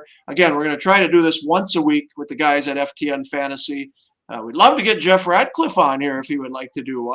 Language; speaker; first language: English; native; English